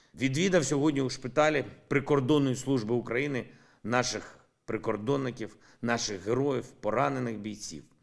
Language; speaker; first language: Ukrainian; non-native, local second language; Russian